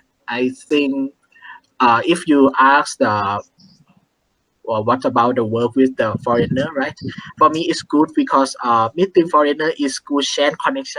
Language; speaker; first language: English; non-native, learner; Thai